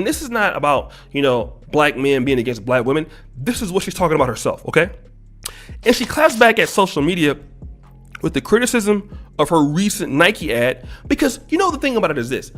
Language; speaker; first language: English; native; English